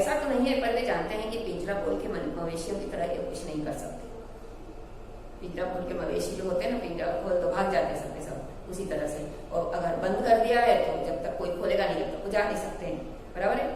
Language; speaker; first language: Hindi; non-native, local second language; Gujarati